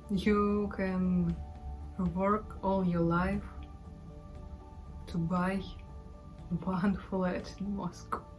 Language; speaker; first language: English; non-native, learner; Russian